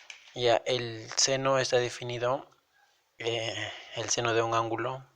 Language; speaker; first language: Spanish; native; Spanish